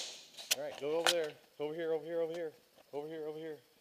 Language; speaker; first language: English; native; English